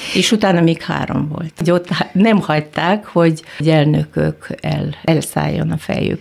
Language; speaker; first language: Hungarian; non-native, fluent; Kyrgyz